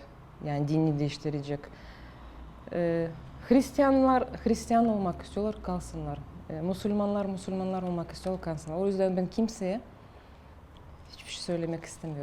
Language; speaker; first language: Turkish; non-native, fluent; Russian